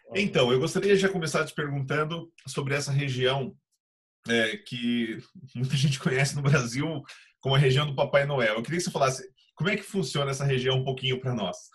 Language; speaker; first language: Portuguese; native; Portuguese